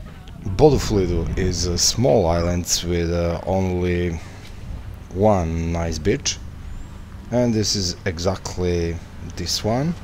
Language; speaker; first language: English; non-native, learner; Serbian